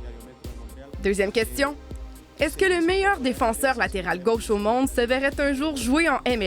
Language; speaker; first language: French; native; French